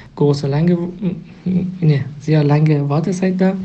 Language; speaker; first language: German; non-native, fluent; Persian